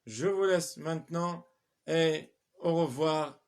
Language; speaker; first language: French; non-native, local second language; Arabic